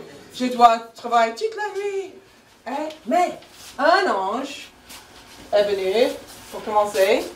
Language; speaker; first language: French; non-native, fluent; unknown